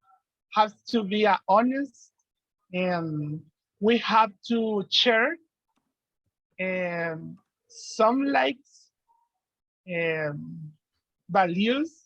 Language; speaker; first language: English; non-native, learner; Spanish